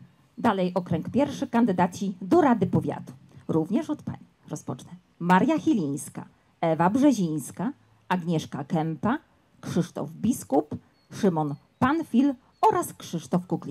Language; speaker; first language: Polish; native; Polish